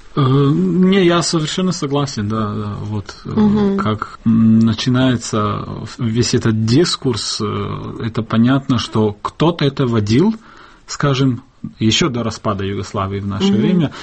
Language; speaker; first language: Russian; non-native, fluent; Bosnian